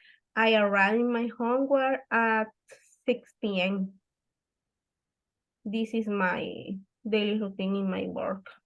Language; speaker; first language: English; non-native, learner; Spanish